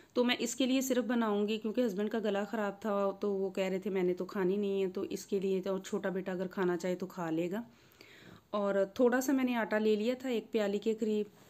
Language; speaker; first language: Urdu; non-native, local second language; Punjabi